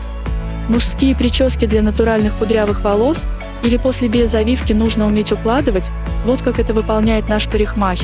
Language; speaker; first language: Russian; native; Russian